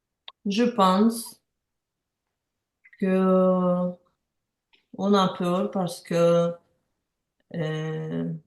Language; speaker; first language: French; non-native, learner; Ukrainian